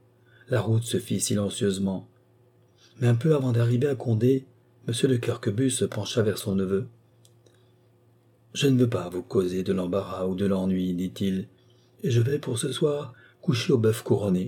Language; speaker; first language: French; native; French